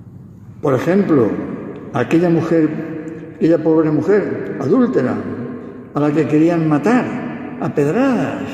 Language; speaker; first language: Spanish; native; Spanish